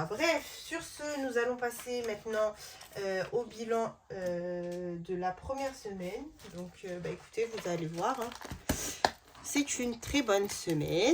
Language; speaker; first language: French; native; French